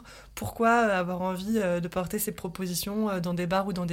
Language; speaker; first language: French; native; French